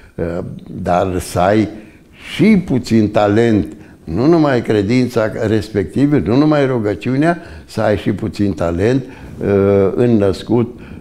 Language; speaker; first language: Romanian; native; Romanian